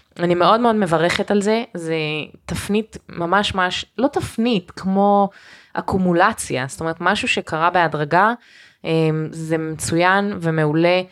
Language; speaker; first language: Hebrew; early bilingual, heritage; Hebrew